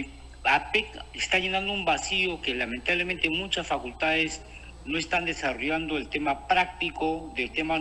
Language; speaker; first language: Spanish; native; Spanish